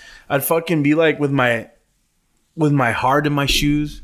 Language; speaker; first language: English; early bilingual, other home language; Spanish